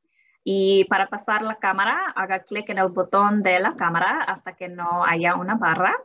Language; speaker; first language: Spanish; early bilingual, heritage; English